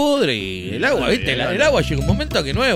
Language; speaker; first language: Spanish; native; Spanish